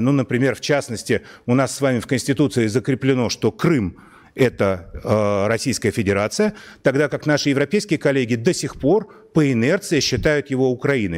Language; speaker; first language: Russian; native; Russian